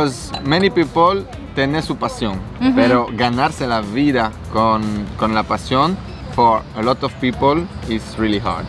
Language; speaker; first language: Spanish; non-native, learner; French